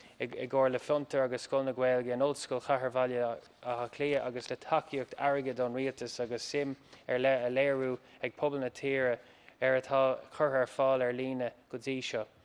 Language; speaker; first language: Irish; non-native, local second language; English